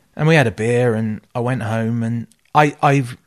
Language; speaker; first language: English; native; English